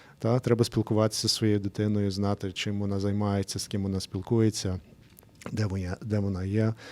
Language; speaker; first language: Ukrainian; early bilingual, heritage; English